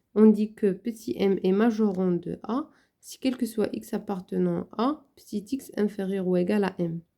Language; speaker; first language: French; non-native, local second language; Arabic